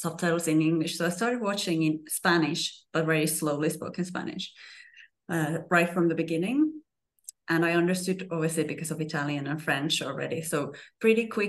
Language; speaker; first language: English; non-native, fluent; Finnish